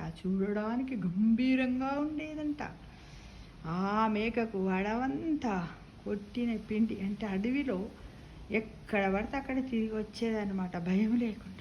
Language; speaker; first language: Telugu; native; Telugu